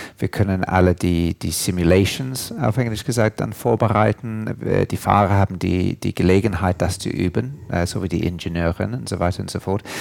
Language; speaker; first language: German; non-native, fluent; English